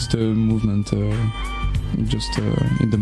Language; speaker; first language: English; non-native, learner; French